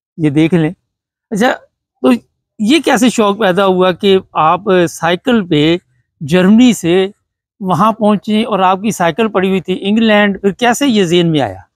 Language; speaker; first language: Urdu; native; Urdu